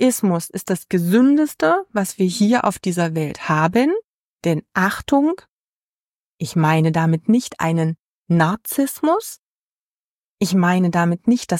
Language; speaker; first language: German; native; German